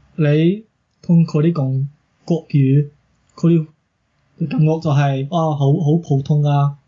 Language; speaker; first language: Cantonese; non-native, learner; English